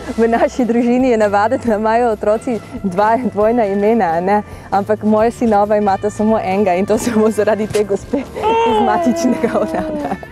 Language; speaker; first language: Slovenian; non-native, fluent; Dutch